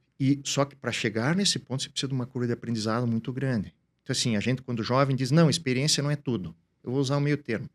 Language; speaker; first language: Portuguese; native; Portuguese